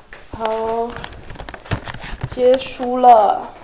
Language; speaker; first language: Chinese; non-native, fluent; Dutch